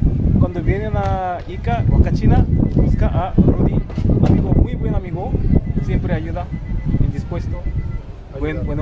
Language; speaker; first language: Spanish; non-native, learner; Korean